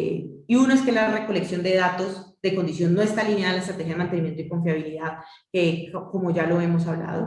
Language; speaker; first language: Spanish; native; Spanish